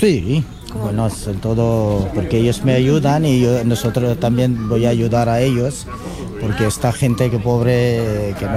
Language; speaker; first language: Spanish; non-native, learner; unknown